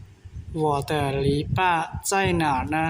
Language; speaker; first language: Chinese; non-native, learner; Hmong